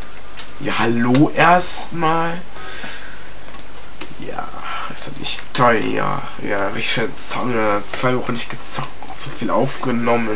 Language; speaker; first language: German; native; German